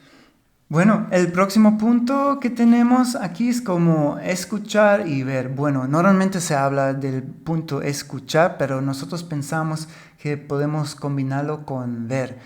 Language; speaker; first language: Spanish; non-native, fluent; German